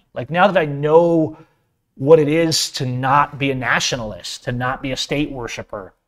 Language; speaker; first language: English; native; English